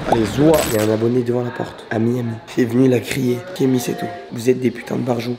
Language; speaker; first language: French; native; French